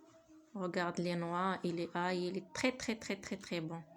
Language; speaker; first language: French; non-native, learner; Arabic